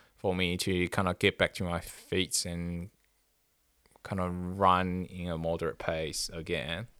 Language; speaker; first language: English; non-native, fluent; Chinese